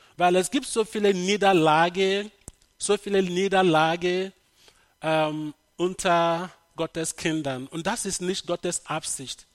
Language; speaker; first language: German; non-native, fluent; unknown